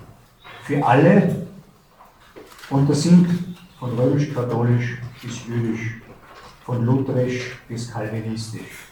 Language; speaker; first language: German; native; German